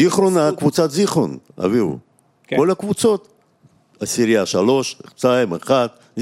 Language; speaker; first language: Hebrew; non-native, fluent; Russian